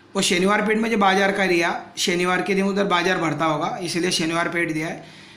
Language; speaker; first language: Hindi; non-native, local second language; Marathi